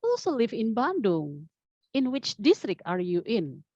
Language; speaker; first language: English; non-native, fluent; Indonesian